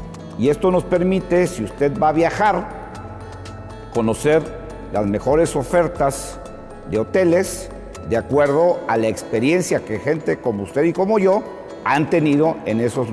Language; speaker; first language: Spanish; native; Spanish